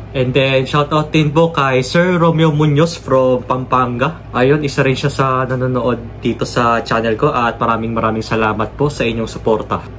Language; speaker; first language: Filipino; native; Filipino